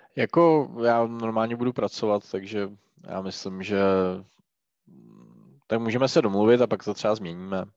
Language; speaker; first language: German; non-native, learner; Czech